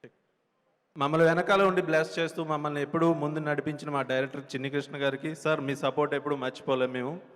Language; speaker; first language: Telugu; native; Telugu